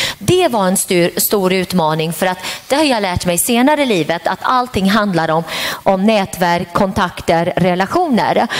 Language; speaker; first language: Swedish; early bilingual, other home language; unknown